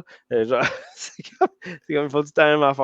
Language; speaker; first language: French; native; French